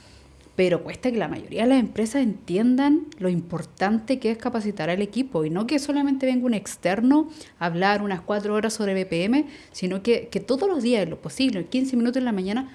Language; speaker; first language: Spanish; native; Spanish